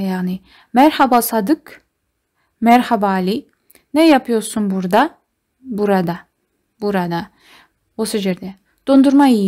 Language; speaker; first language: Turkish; non-native, fluent; Kazakh